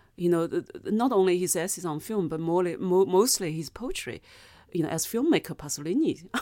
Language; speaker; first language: English; non-native, fluent; Chinese